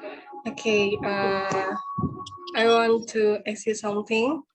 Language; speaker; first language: English; non-native, learner; Indonesian